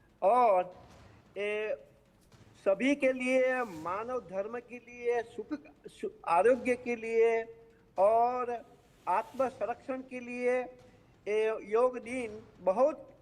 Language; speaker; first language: Hindi; non-native, local second language; Gujarati